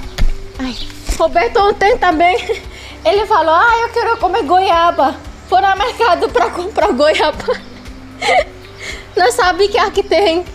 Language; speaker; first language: Portuguese; early bilingual, heritage; Indonesian